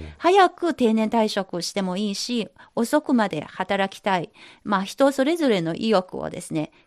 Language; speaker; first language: Japanese; non-native, fluent; Chinese